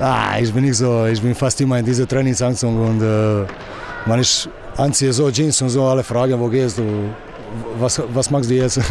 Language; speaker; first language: German; non-native, learner; Croatian